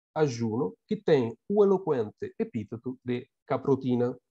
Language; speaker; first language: Portuguese; non-native, fluent; Italian